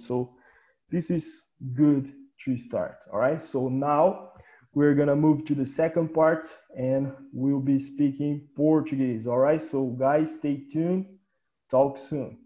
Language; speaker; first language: English; non-native, fluent; Portuguese